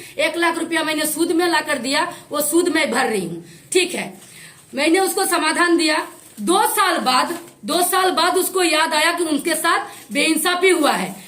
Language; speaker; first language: Hindi; native; Hindi